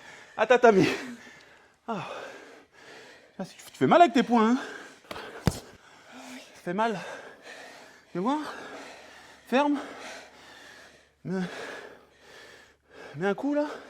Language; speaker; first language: French; native; French